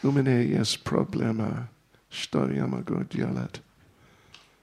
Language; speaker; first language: Russian; non-native, learner; English